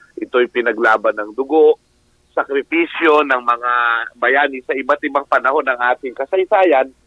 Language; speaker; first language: Filipino; native; Filipino